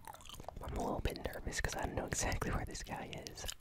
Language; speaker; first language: English; native; English